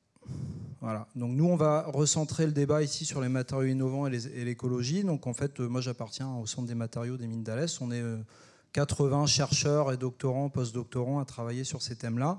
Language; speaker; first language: French; native; French